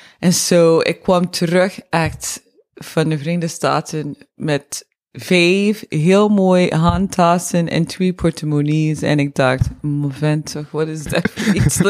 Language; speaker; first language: Dutch; non-native, fluent; English